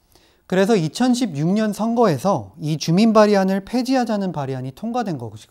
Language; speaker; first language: Korean; native; Korean